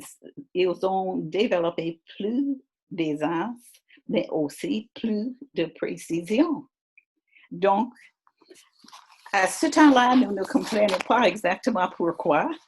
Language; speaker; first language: French; non-native, fluent; English